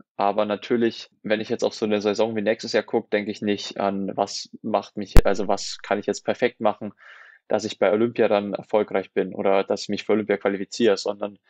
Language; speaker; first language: German; native; German